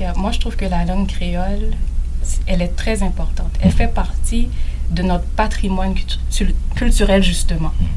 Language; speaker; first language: French; non-native, local second language; Haitian Creole